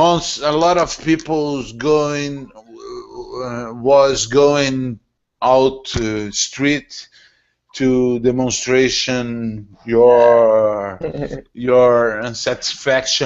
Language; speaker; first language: English; non-native, learner; Portuguese